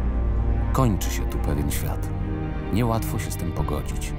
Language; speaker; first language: Polish; native; Polish